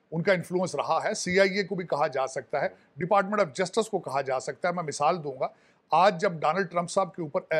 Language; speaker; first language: Urdu; non-native, local second language; Punjabi